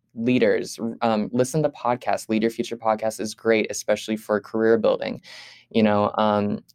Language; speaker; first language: English; native; English